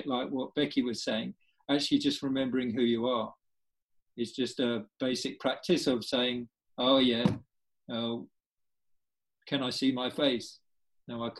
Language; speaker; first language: English; native; English